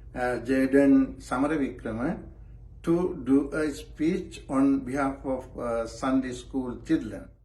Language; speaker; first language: English; non-native, local second language; Sinhala